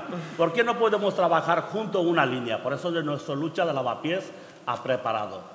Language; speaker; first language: Spanish; non-native, learner; Bangla